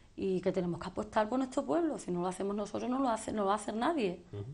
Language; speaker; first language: Spanish; native; Spanish